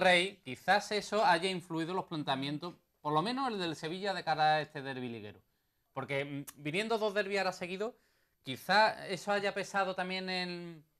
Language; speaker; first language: Spanish; native; Spanish